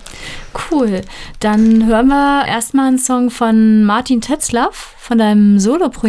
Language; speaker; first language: German; native; German